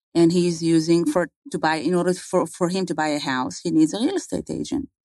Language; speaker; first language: English; non-native, fluent; Hebrew